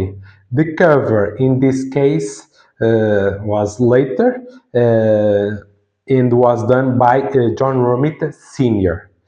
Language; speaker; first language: English; non-native, fluent; Portuguese